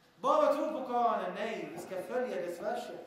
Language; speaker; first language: Swedish; early bilingual, other home language; Arabic